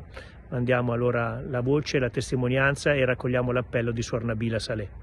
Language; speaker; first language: Italian; native; Italian